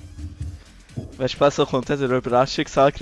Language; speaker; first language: German; native; German